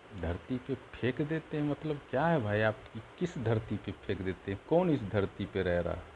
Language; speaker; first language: Hindi; native; Hindi